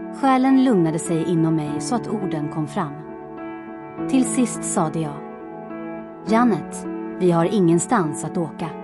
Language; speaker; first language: Swedish; non-native, fluent; Croatian